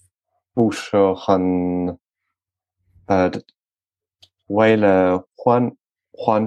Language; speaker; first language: Chinese; non-native, learner; French